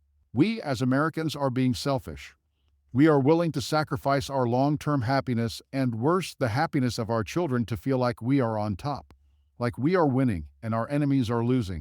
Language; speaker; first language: English; native; English